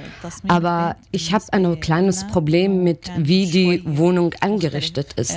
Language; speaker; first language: German; non-native, learner; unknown